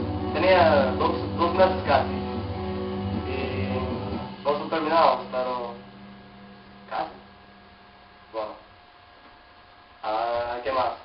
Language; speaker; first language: Spanish; non-native, learner; English